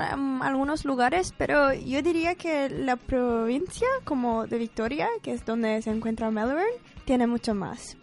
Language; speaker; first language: Spanish; non-native, fluent; English